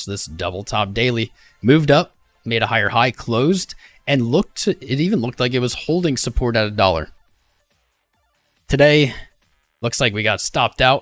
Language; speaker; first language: English; native; English